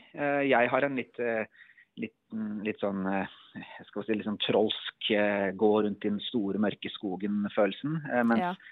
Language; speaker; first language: Norwegian; native; Norwegian